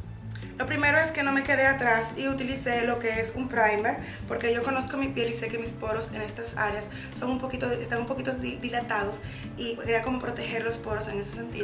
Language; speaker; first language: Spanish; native; Spanish